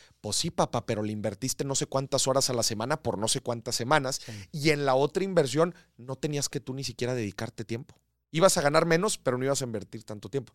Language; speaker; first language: Spanish; native; Spanish